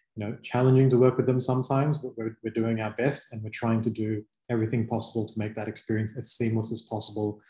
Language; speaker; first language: English; native; English